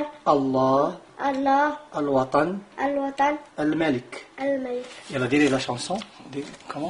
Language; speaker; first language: French; non-native, local second language; Arabic